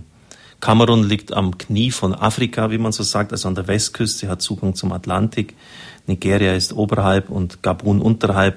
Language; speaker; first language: German; native; German